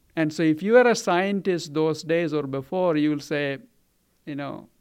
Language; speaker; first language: English; non-native, local second language; Malayalam